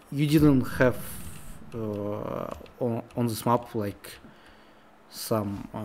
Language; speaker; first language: English; non-native, learner; Russian